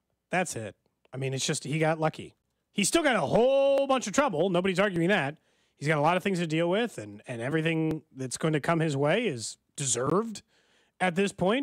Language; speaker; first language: English; native; English